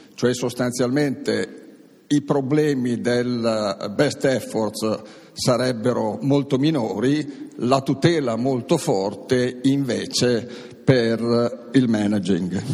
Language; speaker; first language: Italian; native; Italian